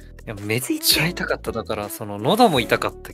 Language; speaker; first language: Japanese; native; Japanese